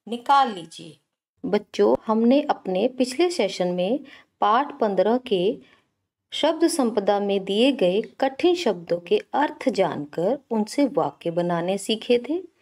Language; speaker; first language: Hindi; native; Hindi